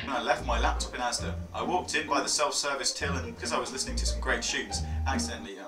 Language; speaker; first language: English; native; English